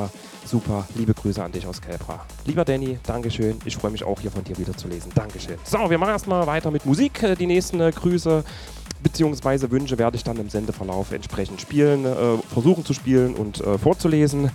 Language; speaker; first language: German; native; German